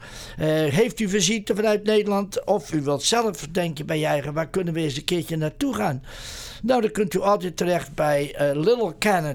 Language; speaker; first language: Dutch; native; Dutch